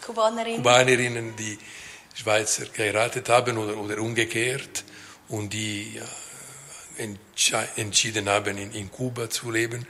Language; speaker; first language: German; non-native, local second language; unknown